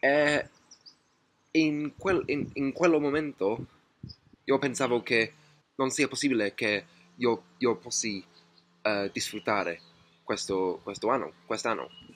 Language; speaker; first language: Italian; non-native, learner; English